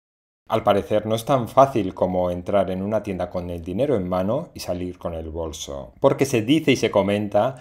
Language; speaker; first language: Spanish; native; Spanish